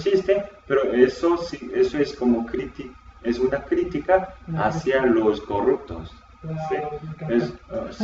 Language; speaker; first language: Spanish; non-native, fluent; Korean